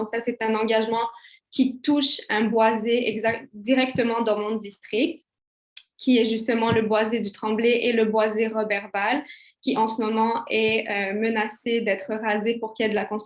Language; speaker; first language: French; early bilingual, other home language; Kabyle